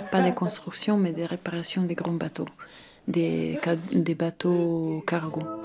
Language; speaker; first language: French; non-native, fluent; Croatian